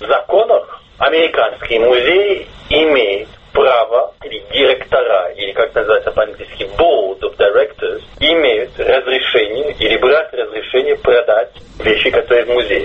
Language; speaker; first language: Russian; early bilingual, heritage; English